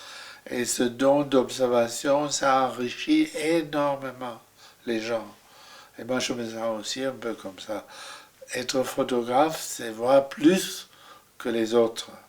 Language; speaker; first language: French; non-native, fluent; German